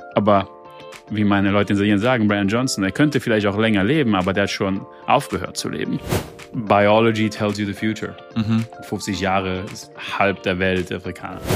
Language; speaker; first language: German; early bilingual, heritage; Italian